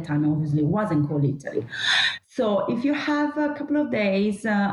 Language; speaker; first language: English; non-native, fluent; Italian